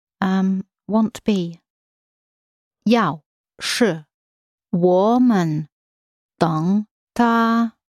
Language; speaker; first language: Chinese; non-native, learner; English